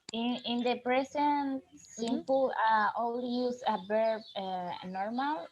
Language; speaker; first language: English; non-native, learner; Spanish